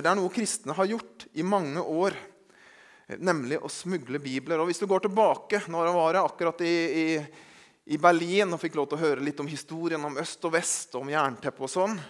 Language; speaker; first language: Norwegian; native; Norwegian